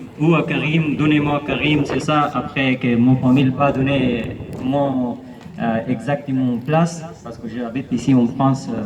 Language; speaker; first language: French; non-native, learner; Persian